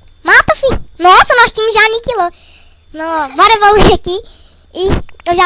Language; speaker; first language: Portuguese; native; Portuguese